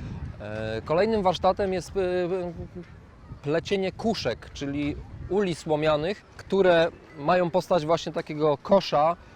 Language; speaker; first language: Polish; native; Polish